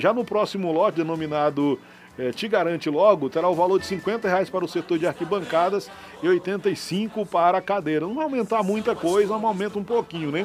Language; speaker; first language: Portuguese; native; Portuguese